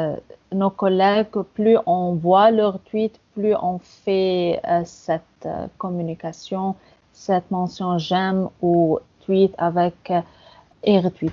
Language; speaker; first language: French; non-native, fluent; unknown